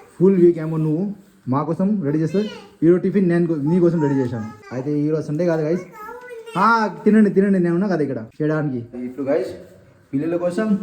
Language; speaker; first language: Telugu; non-native, learner; Hindi